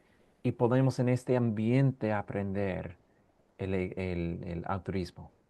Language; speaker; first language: Spanish; non-native, fluent; English